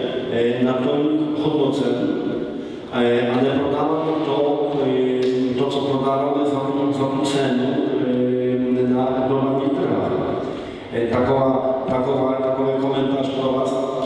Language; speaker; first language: Czech; non-native, fluent; Polish